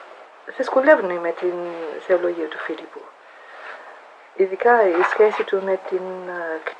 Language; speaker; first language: Greek; non-native, fluent; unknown